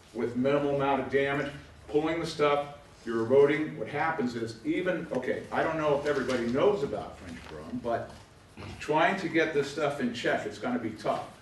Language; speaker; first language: English; native; English